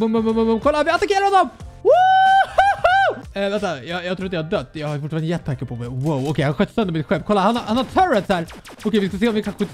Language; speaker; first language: Swedish; native; Swedish